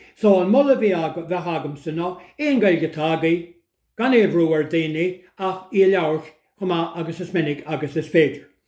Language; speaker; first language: Irish; native; Irish